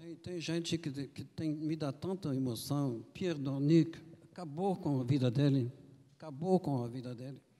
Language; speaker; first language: Portuguese; non-native, fluent; French